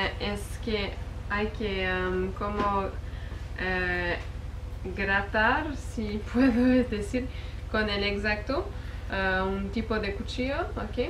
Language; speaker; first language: Spanish; non-native, fluent; French